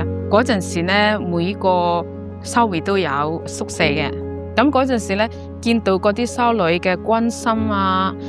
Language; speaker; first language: Cantonese; non-native, fluent; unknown